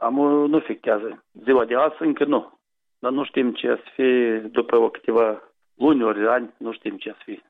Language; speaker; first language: Romanian; non-native, local second language; Gagauz